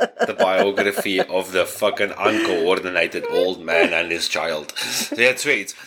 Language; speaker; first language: English; non-native, fluent; Afrikaans